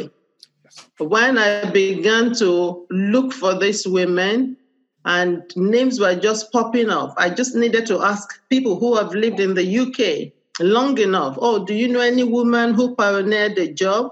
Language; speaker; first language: English; non-native, local second language; Yoruba